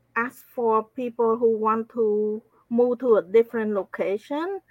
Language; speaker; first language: English; non-native, fluent; Khmer